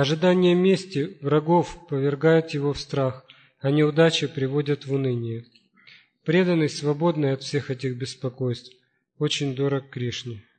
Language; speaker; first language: Russian; native; Russian